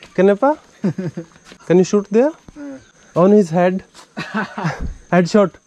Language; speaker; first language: Hindi; native; Hindi